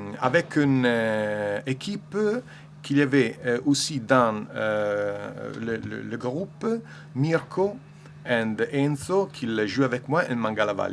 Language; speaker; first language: French; non-native, learner; Italian